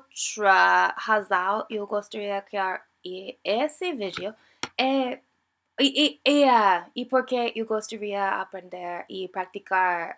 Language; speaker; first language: Portuguese; non-native, learner; English